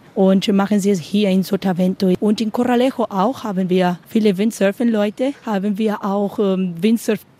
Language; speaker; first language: German; non-native, learner; Spanish